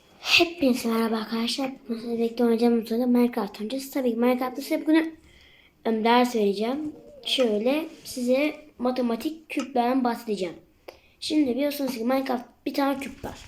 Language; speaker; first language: Turkish; native; Turkish